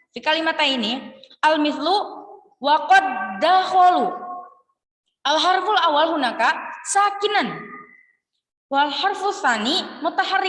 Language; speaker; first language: Arabic; non-native, learner; Indonesian